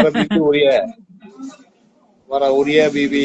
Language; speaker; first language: Hindi; non-native, local second language; Tibetan